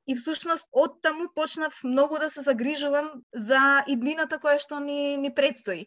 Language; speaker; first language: Macedonian; native; Macedonian